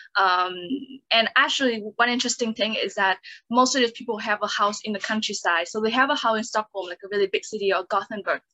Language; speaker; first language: English; non-native, fluent; Vietnamese